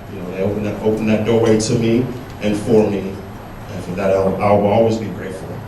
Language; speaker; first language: English; native; English